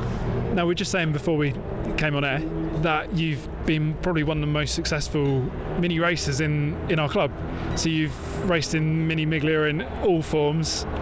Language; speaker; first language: English; native; English